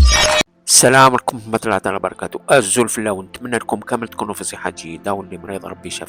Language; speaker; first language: Arabic; non-native, local second language; Kabyle